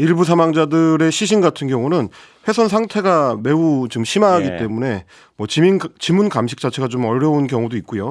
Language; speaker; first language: Korean; native; Korean